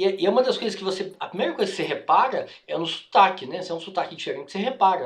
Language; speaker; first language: Portuguese; native; Portuguese